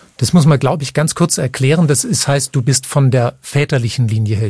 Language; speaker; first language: German; native; German